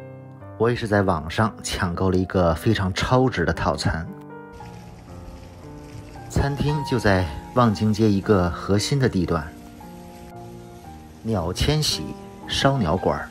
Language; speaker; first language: Chinese; native; Chinese